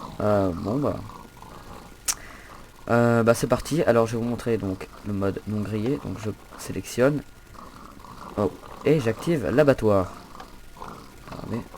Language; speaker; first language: French; native; French